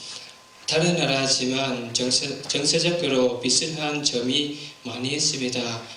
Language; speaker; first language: Korean; non-native, learner; Vietnamese